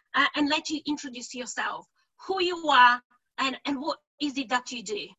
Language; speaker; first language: English; non-native, fluent; Bulgarian